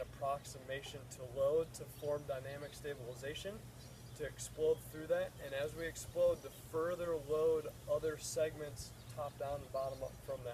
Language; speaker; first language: English; native; English